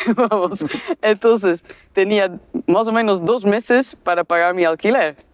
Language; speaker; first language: Spanish; non-native, fluent; Dutch